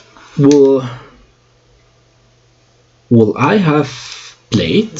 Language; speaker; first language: English; non-native, fluent; Spanish